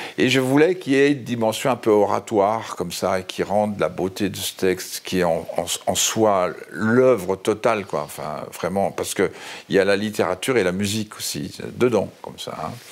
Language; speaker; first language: French; native; French